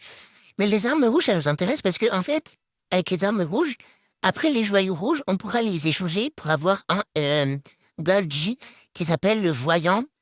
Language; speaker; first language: French; native; French